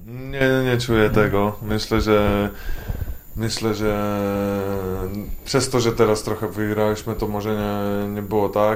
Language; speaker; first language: Polish; non-native, fluent; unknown